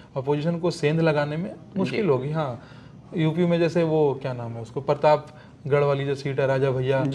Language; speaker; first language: Hindi; native; Hindi